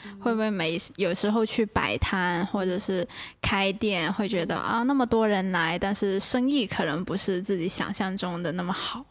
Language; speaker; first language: Chinese; non-native, local second language; Cantonese